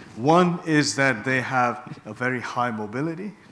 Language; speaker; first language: English; non-native, local second language; Bangla